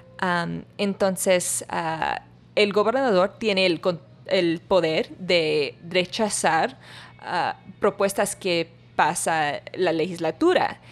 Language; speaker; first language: Spanish; non-native, learner; English